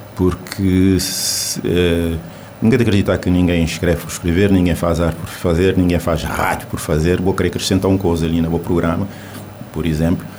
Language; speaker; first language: Portuguese; non-native, local second language; Kabuverdianu